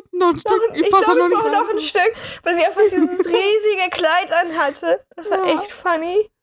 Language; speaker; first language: German; native; German